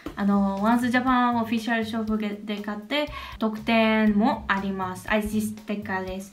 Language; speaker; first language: Japanese; non-native, learner; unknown